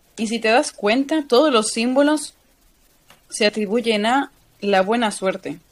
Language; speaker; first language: Spanish; early bilingual, other home language; Portuguese